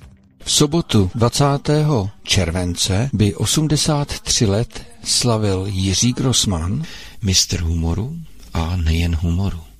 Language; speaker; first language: Czech; native; Czech